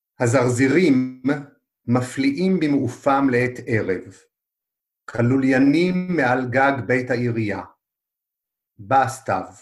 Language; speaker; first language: Hebrew; native; Hebrew